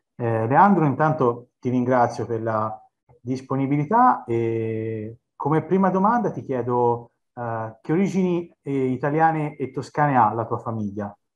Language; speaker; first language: Italian; native; Italian